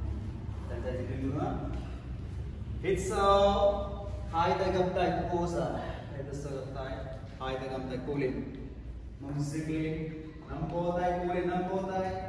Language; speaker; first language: Vietnamese; non-native, learner; Hindi